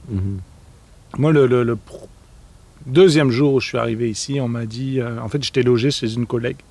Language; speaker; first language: French; native; French